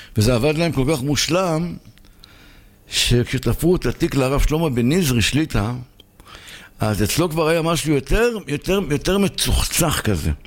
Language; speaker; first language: Hebrew; native; Hebrew